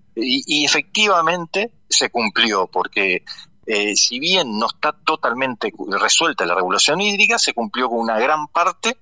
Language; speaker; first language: Spanish; native; Spanish